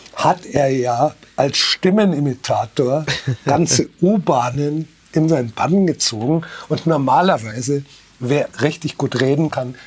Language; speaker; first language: German; native; German